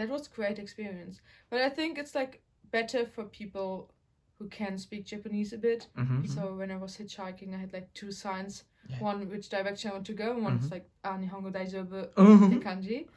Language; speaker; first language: English; non-native, fluent; German